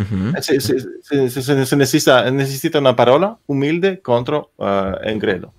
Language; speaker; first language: Spanish; non-native, learner; Italian